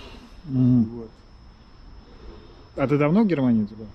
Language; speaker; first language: Russian; native; Russian